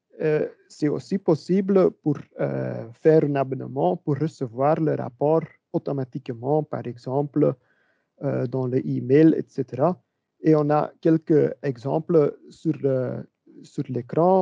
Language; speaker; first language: French; non-native, learner; Dutch